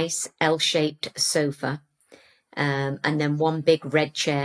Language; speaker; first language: English; native; English